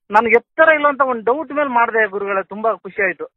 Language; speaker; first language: Kannada; native; Kannada